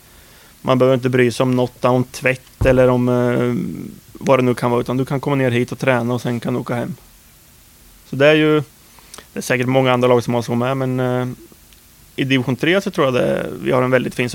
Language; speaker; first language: Swedish; native; Swedish